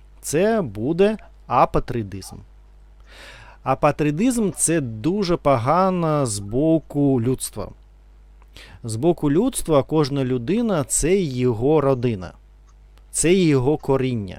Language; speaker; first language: Ukrainian; non-native, learner; Russian